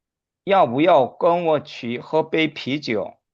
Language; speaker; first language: Chinese; non-native, fluent; Korean